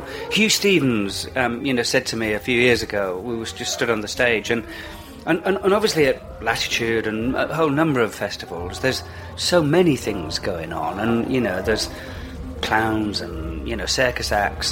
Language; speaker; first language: English; native; English